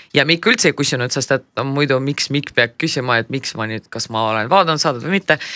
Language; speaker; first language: Estonian; non-native, local second language; Russian